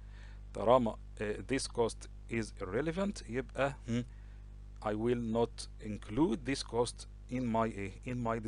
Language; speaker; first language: English; non-native, local second language; Arabic